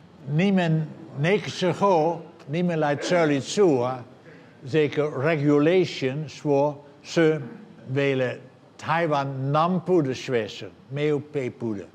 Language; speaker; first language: Chinese; non-native, fluent; Dutch